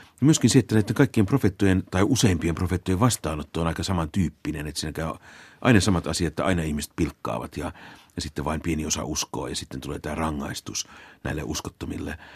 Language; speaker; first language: Finnish; native; Finnish